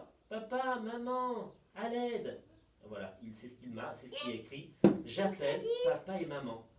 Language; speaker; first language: French; native; French